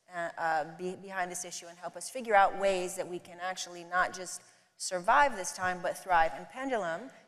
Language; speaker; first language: English; native; English